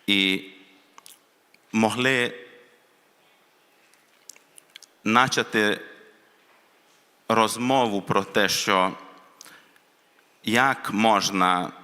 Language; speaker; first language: Ukrainian; non-native, local second language; Hungarian